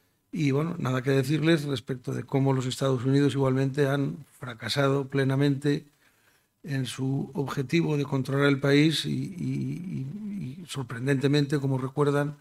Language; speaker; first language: Spanish; native; Spanish